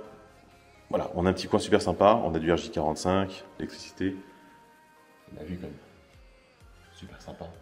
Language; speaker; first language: French; native; French